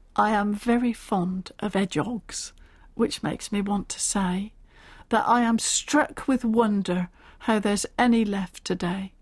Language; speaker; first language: English; native; English